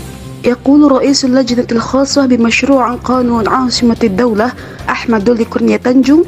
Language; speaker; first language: Arabic; non-native, learner; Indonesian